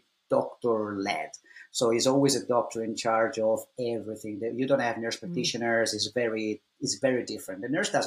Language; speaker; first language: English; non-native, fluent; Italian